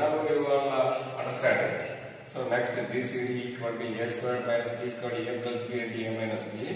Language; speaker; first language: English; non-native, local second language; Tamil